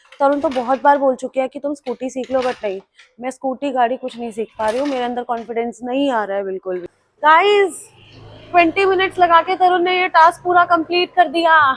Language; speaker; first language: Hindi; native; Hindi